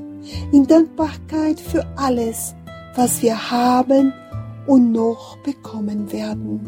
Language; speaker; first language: German; non-native, fluent; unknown